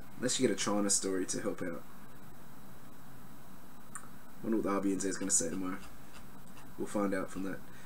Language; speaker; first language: English; native; English